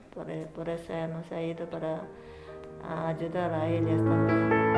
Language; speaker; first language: Spanish; non-native, learner; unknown